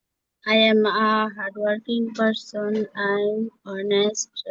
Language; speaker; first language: English; non-native, learner; Bangla